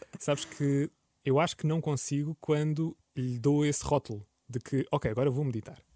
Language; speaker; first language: Portuguese; native; Portuguese